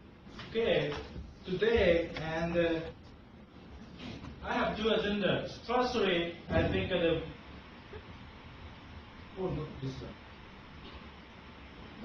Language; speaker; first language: English; non-native, fluent; Japanese